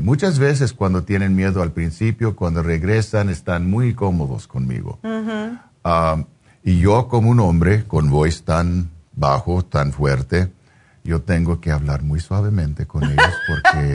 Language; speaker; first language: Spanish; non-native, fluent; English